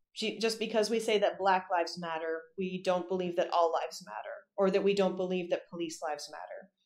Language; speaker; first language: English; native; English